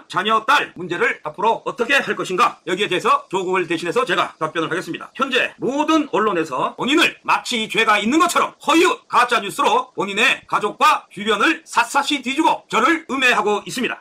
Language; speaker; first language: Korean; native; Korean